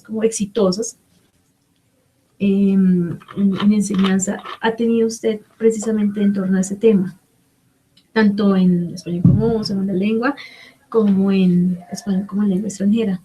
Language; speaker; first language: Spanish; native; Spanish